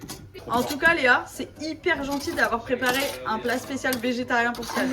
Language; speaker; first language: French; native; French